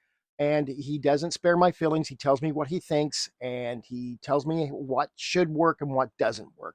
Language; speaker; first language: English; native; English